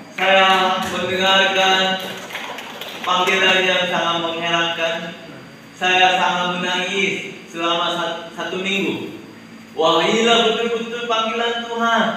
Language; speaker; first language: Indonesian; non-native, fluent; Korean